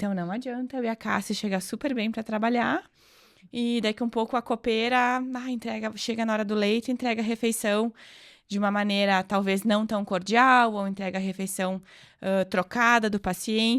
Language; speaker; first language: Portuguese; native; Portuguese